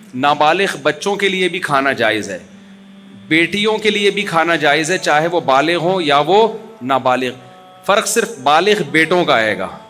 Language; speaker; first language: Urdu; native; Urdu